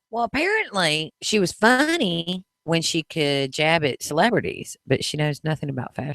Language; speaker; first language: English; native; English